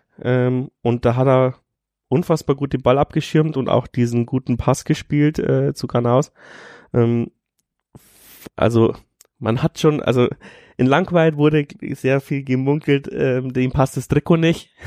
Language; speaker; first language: German; native; German